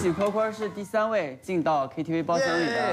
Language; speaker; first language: Chinese; native; Chinese